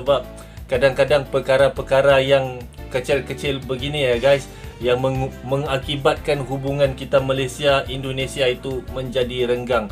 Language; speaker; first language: Malay; native; Malay